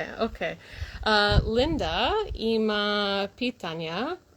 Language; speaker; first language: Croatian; non-native, learner; English